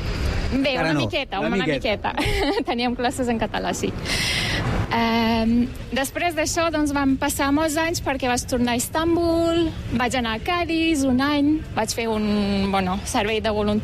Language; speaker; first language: Catalan; non-native, fluent; Turkish